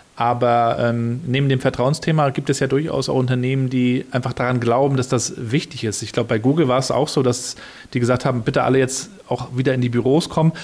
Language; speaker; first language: German; native; German